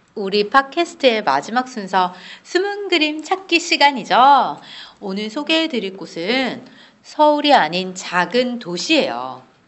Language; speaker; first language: Korean; native; Korean